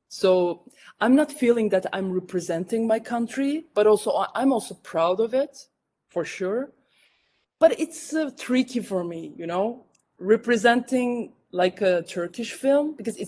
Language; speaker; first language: English; non-native, fluent; Turkish